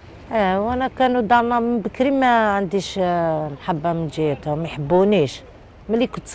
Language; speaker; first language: Arabic; native; Arabic